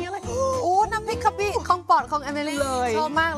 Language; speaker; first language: Thai; non-native, fluent; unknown